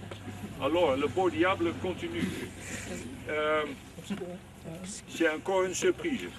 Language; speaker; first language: French; non-native, fluent; Dutch